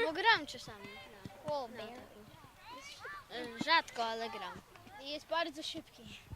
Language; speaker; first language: Polish; early bilingual, heritage; Polish